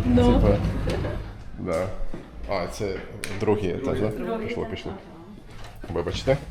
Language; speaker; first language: Russian; non-native, learner; Turkish